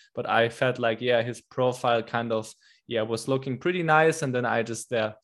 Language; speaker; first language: English; non-native, fluent; German